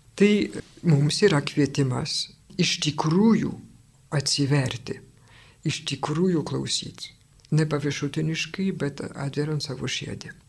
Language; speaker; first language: Lithuanian; non-native, fluent; French